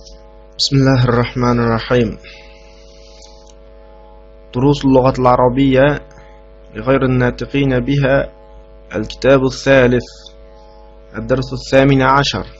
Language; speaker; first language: Arabic; non-native, fluent; Uyghur